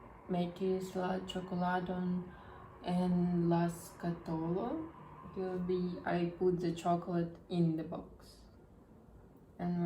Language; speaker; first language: English; non-native, learner; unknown